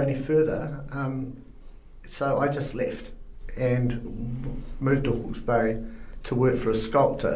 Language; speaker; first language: English; native; English